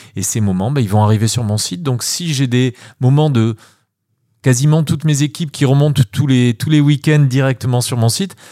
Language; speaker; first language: French; native; French